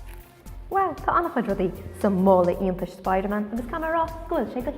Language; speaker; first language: Irish; non-native, local second language; English